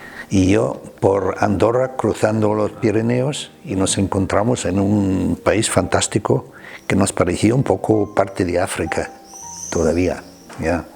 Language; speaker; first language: Spanish; non-native, fluent; German